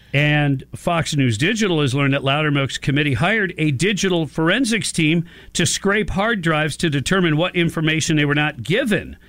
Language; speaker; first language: English; native; English